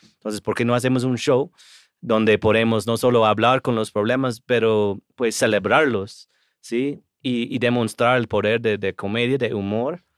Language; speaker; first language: Spanish; non-native, fluent; English